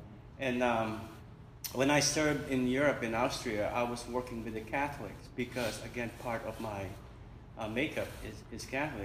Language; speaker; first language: English; non-native, local second language; Filipino